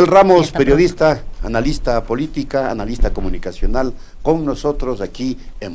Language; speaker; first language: Spanish; native; Spanish